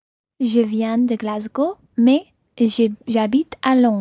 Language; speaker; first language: French; non-native, learner; English